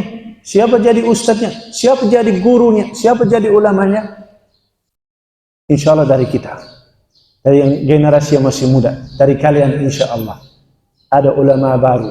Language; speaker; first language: Indonesian; non-native, fluent; Dutch